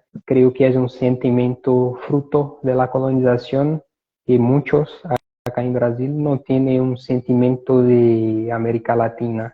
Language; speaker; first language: Spanish; non-native, fluent; Portuguese